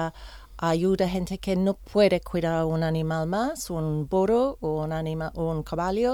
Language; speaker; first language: Spanish; non-native, learner; English